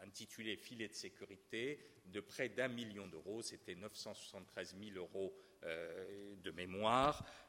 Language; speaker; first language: French; non-native, fluent; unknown